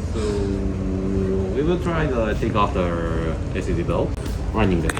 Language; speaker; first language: English; non-native, learner; Japanese